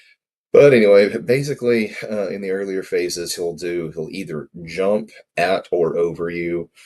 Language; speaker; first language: English; native; English